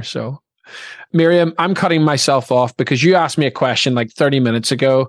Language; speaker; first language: English; native; English